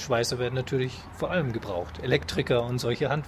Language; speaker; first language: German; native; German